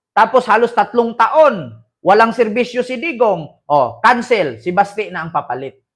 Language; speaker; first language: Filipino; non-native, local second language; Cebuano